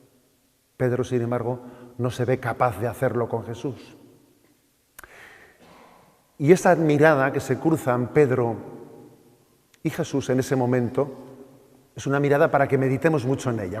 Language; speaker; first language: Spanish; native; Spanish